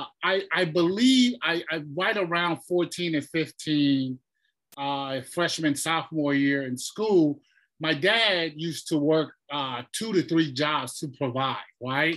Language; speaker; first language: English; early bilingual, other home language; Tongan